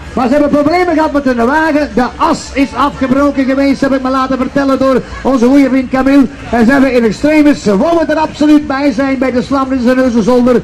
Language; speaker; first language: Dutch; native; Dutch